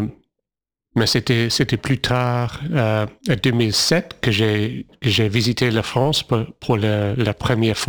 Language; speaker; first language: French; non-native, fluent; English